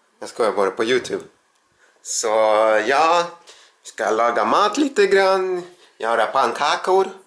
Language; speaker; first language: Swedish; non-native, fluent; Russian